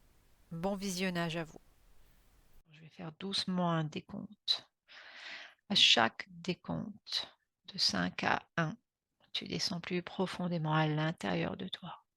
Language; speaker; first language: French; native; French